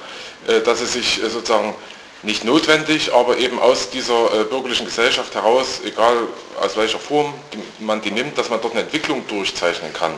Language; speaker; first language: German; native; German